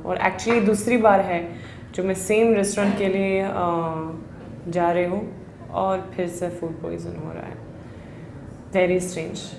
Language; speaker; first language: Hindi; non-native, learner; Swedish